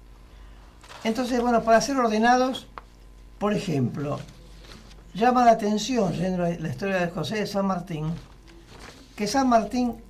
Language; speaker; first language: Spanish; native; Spanish